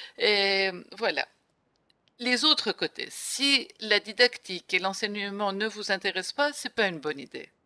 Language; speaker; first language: French; non-native, fluent; Greek